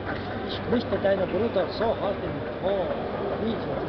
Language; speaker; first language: German; non-native, learner; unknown